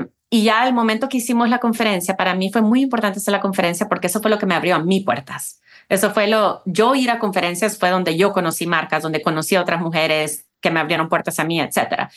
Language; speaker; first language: Spanish; early bilingual, heritage; Spanish